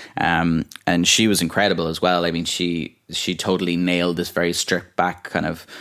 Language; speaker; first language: English; native; English